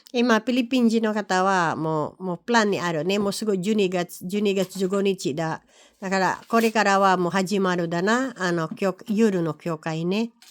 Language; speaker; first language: Japanese; non-native, learner; Filipino